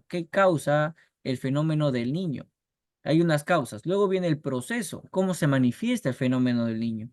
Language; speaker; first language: Spanish; native; Spanish